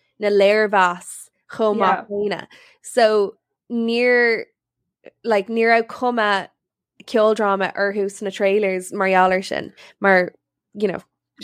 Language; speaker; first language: Irish; non-native, local second language; English